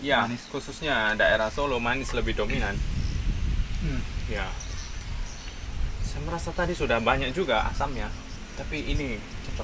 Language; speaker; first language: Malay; non-native, local second language; Javanese